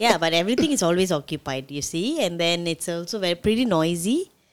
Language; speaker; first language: English; non-native, local second language; Tamil